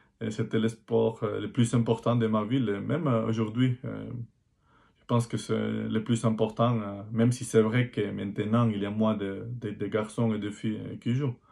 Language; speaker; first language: French; non-native, fluent; Spanish